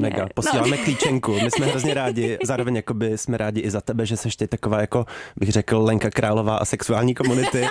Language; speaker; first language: Czech; native; Czech